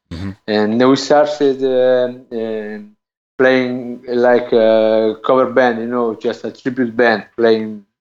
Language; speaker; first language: English; non-native, learner; Italian